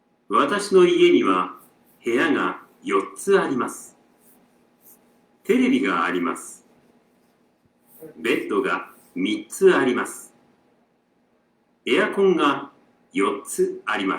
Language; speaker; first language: Japanese; non-native, learner; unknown